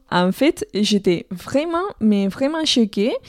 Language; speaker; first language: French; non-native, fluent; Spanish